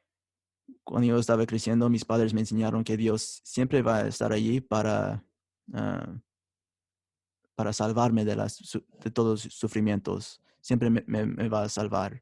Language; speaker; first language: Spanish; early bilingual, heritage; Spanish